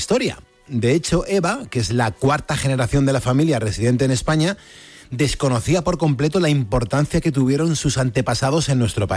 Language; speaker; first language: Spanish; native; Spanish